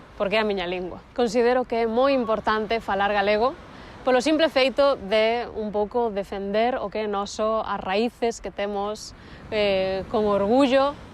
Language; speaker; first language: Galician; non-native, local second language; Spanish